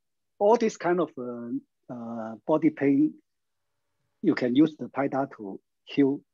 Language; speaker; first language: English; non-native, learner; Chinese